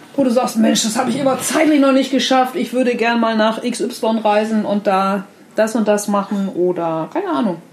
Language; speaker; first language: German; native; German